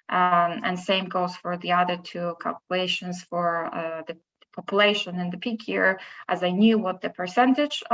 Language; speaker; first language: English; non-native, fluent; Polish